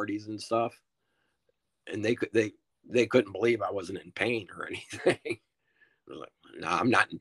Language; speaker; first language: English; native; English